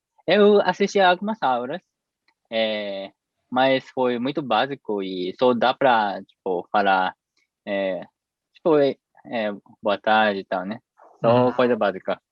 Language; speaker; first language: Portuguese; non-native, fluent; Japanese